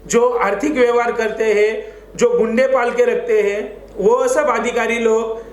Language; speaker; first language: Hindi; non-native, local second language; Marathi